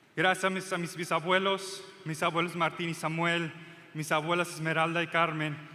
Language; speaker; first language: Spanish; early bilingual, other home language; English